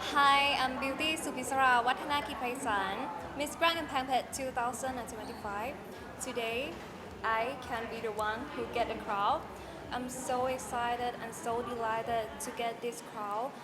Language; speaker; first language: English; non-native, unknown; Thai